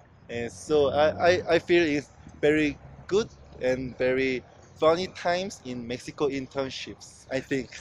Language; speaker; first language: English; non-native, learner; Korean